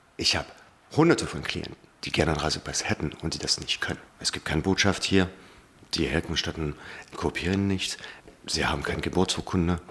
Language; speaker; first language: German; non-native, fluent; French